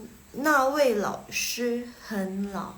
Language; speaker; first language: Chinese; non-native, fluent; Indonesian